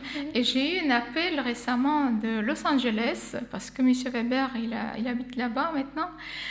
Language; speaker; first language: French; non-native, fluent; Armenian